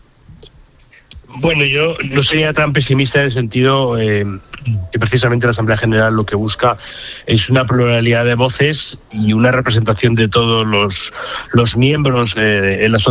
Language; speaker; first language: Spanish; native; Spanish